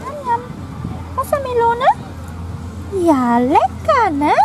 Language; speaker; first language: German; native; German